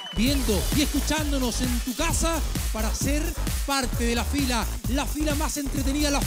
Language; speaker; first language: Spanish; native; Spanish